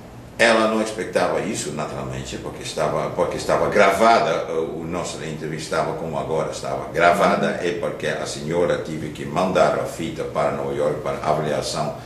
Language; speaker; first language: Portuguese; non-native, fluent; Dutch